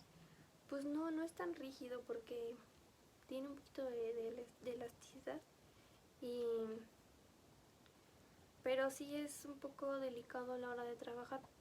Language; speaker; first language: Spanish; native; Spanish